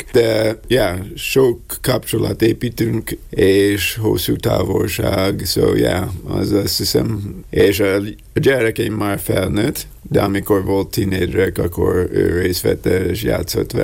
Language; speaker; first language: Hungarian; non-native, learner; English